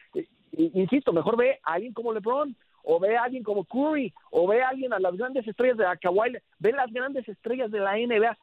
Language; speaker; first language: Spanish; early bilingual, heritage; Spanish